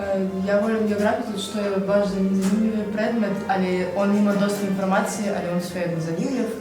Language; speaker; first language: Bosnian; non-native, learner; Russian